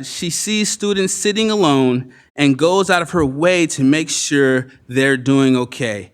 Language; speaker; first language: English; native; English